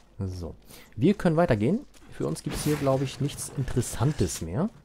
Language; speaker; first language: German; native; German